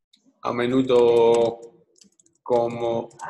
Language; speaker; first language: Spanish; non-native, learner; English